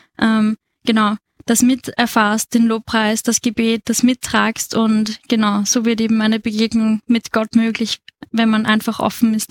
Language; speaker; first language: German; native; German